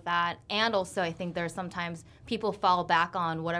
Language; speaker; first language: English; early bilingual, other home language; Korean